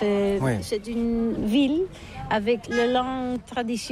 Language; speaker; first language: French; non-native, learner; Catalan